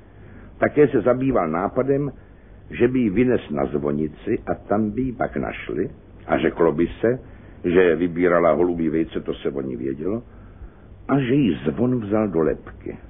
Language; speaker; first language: Czech; native; Czech